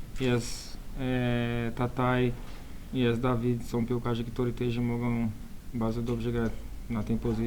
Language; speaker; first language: Polish; non-native, learner; Portuguese